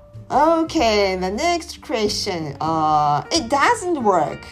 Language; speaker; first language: English; non-native, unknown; Japanese